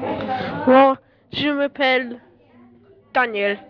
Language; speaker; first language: French; non-native, learner; English